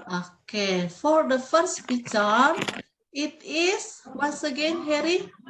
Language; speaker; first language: English; non-native, learner; Indonesian